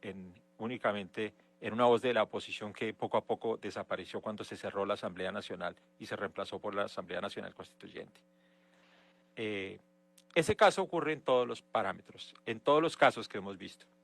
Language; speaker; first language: Spanish; native; Spanish